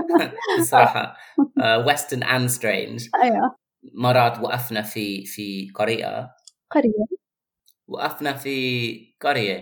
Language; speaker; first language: Arabic; non-native, fluent; English